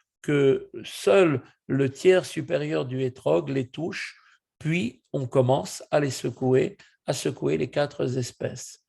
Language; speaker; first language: French; native; French